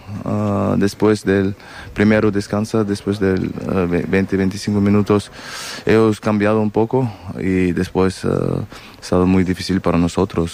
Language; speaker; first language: Spanish; non-native, learner; German